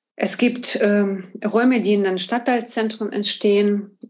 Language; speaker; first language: German; non-native, fluent; Ukrainian